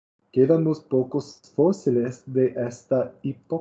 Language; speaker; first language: Spanish; non-native, learner; English